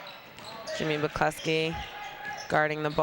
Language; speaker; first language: English; native; English